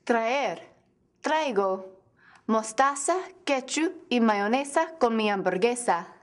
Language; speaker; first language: Spanish; non-native, fluent; English